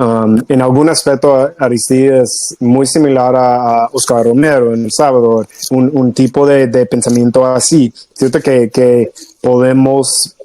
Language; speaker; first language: Spanish; non-native, fluent; English